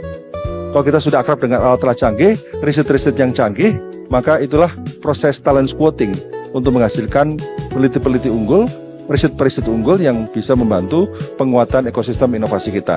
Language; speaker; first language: Indonesian; native; Indonesian